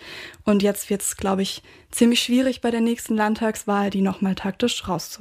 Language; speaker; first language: German; native; German